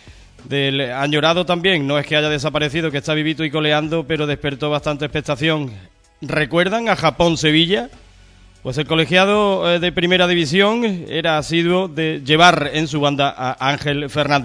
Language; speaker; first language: Spanish; native; Spanish